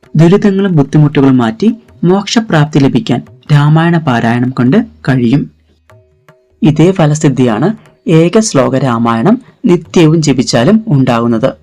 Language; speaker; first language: Malayalam; native; Malayalam